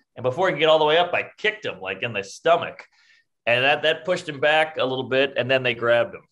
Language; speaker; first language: English; native; English